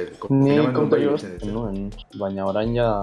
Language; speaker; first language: Basque; non-native, local second language; Spanish